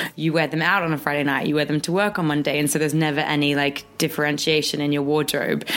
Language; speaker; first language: English; native; English